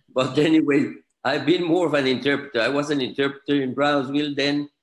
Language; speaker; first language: English; non-native, fluent; Spanish